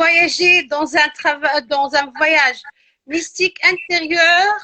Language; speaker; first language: French; non-native, local second language; Arabic